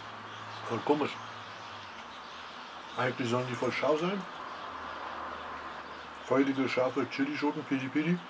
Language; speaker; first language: German; early bilingual, other home language; Polish